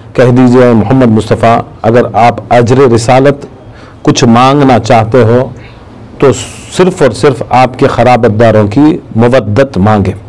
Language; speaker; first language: Urdu; native; Urdu